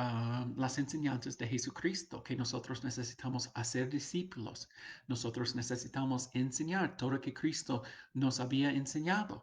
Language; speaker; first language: Spanish; non-native, fluent; English